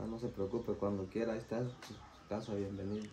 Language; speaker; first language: Spanish; native; Spanish